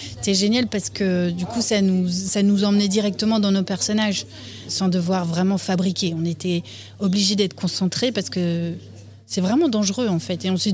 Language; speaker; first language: French; native; French